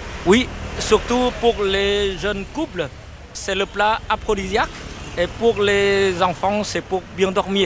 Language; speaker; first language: French; non-native, fluent; Vietnamese